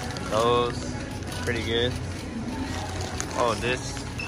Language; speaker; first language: English; early bilingual, other home language; Korean